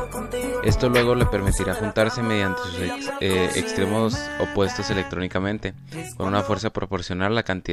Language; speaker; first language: Spanish; native; Spanish